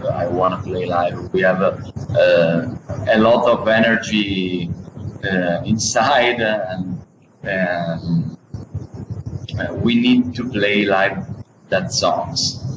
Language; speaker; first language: English; non-native, learner; Italian